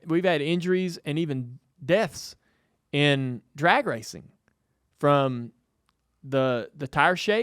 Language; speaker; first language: English; native; English